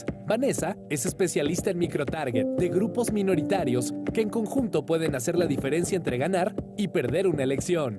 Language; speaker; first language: Spanish; native; Spanish